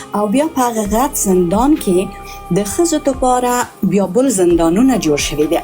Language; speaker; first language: Pashto; non-native, local second language; Persian